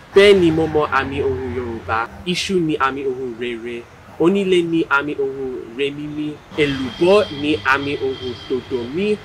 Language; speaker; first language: Yoruba; early bilingual, heritage; Yoruba